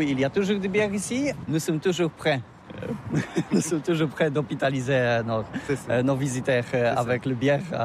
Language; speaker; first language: French; non-native, learner; Polish